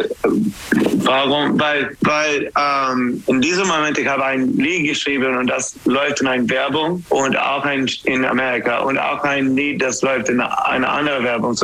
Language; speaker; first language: German; non-native, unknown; English